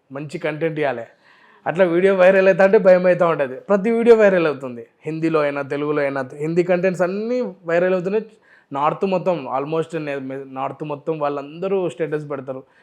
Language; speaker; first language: Telugu; non-native, local second language; Urdu